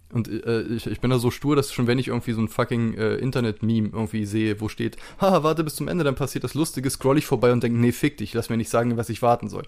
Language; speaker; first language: German; native; German